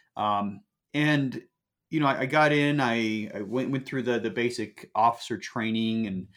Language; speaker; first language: English; native; English